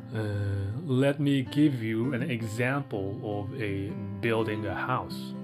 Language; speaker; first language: English; non-native, fluent; Japanese